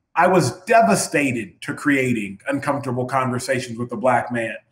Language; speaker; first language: English; native; English